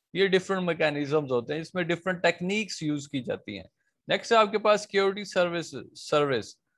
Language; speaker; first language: Urdu; non-native, local second language; Punjabi